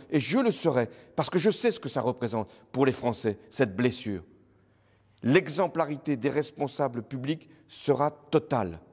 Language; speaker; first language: French; native; French